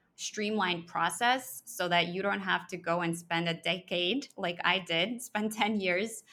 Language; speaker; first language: English; early bilingual, other home language; Russian